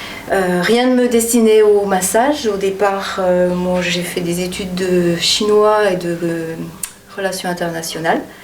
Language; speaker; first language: French; native; French